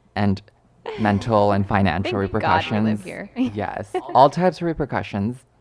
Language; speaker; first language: English; early bilingual, other home language; Chinese